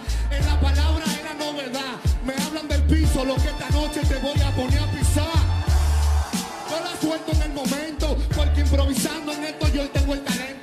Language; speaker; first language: Spanish; native; Spanish